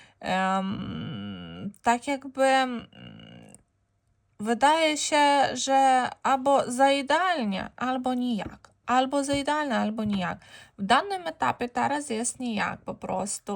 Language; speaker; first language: Polish; non-native, fluent; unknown